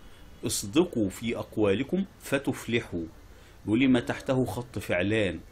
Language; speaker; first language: Arabic; native; Arabic